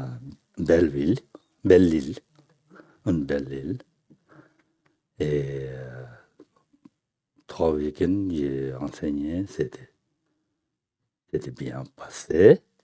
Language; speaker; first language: French; non-native, fluent; Tibetan